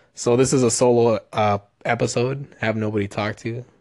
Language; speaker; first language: English; early bilingual, other home language; Spanish